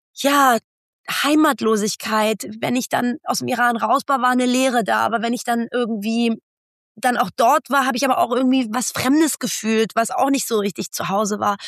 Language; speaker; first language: German; early bilingual, other home language; Persian